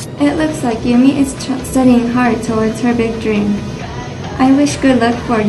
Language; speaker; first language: English; non-native, learner; Japanese